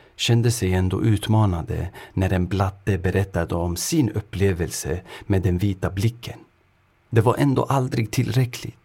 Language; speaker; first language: Swedish; native; Swedish